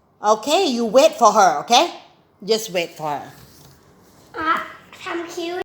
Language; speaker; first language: English; non-native, learner; Thai